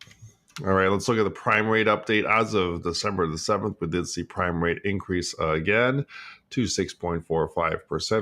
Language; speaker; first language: English; native; English